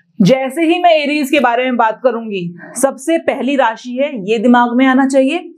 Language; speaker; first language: Hindi; native; Hindi